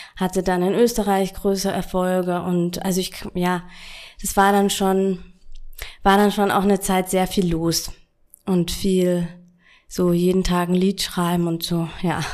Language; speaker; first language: German; native; German